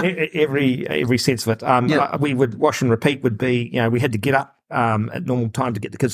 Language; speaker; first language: English; native; English